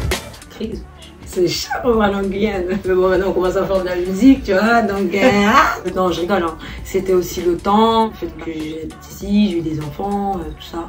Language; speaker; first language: French; native; French